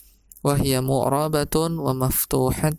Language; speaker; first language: Arabic; non-native, fluent; Indonesian